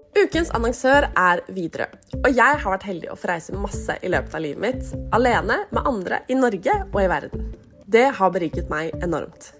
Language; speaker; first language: Norwegian; native; Norwegian